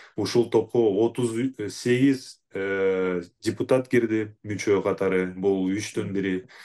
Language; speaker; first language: Kyrgyz; native; Kyrgyz